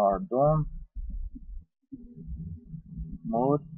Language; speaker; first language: Persian; non-native, learner; English